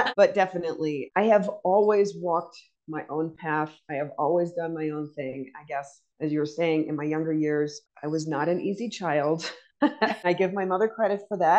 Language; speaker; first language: English; native; English